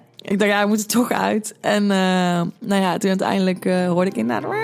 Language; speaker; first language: Dutch; native; Dutch